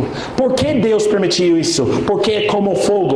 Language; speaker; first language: Portuguese; non-native, fluent; English